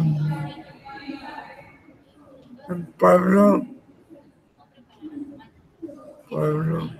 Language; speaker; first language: English; non-native, learner; Spanish